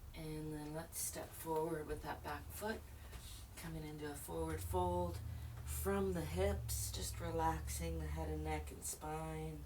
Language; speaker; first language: English; native; English